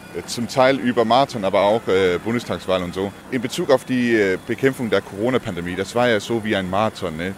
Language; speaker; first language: German; non-native, fluent; Danish